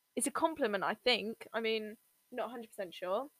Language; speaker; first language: English; native; English